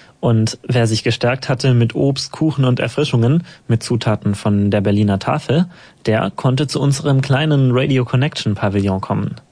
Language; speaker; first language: German; native; German